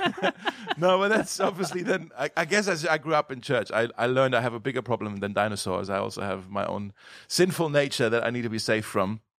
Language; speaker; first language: English; non-native, fluent; German